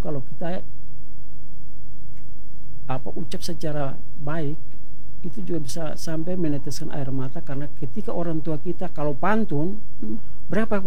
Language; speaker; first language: Indonesian; non-native, local second language; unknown